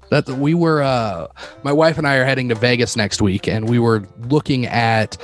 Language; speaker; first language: English; native; English